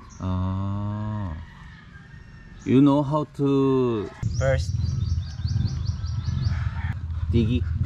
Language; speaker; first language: English; non-native, learner; Korean